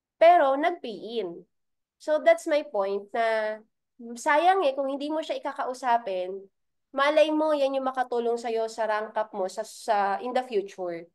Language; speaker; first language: Filipino; native; Filipino